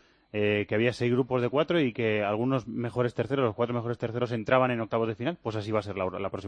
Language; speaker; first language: Spanish; native; Spanish